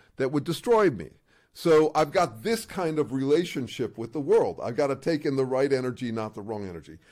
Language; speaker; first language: English; native; English